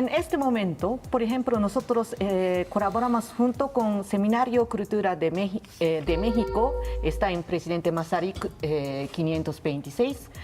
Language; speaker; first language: Spanish; non-native, learner; Japanese